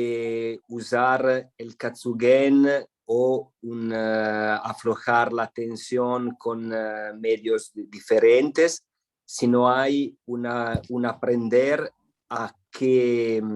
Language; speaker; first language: Spanish; non-native, fluent; Italian